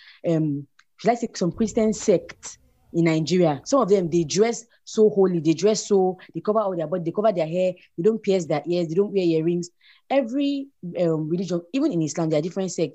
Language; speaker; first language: English; non-native, local second language; Yoruba